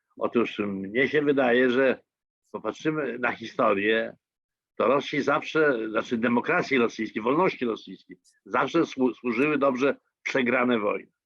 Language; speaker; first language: Polish; native; Polish